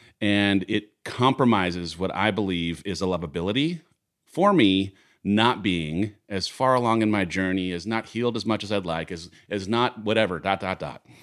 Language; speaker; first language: English; native; English